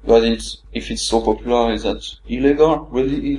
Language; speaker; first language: English; non-native, learner; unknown